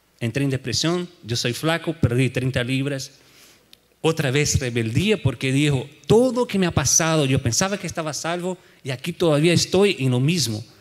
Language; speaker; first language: Spanish; non-native, fluent; Portuguese